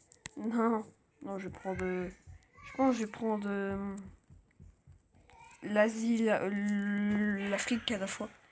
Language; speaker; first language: French; native; French